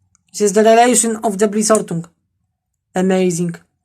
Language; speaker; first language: English; non-native, learner; Polish